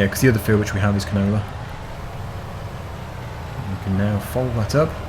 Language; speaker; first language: English; native; English